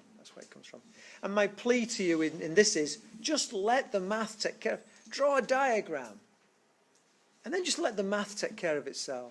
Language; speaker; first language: English; native; English